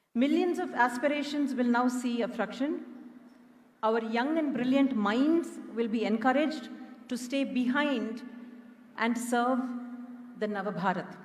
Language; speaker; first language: English; non-native, local second language; Malayalam